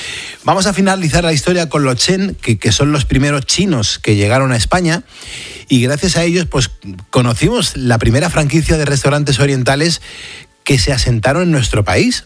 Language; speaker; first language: Spanish; native; Spanish